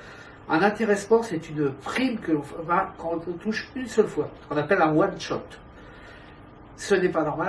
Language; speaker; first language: French; native; French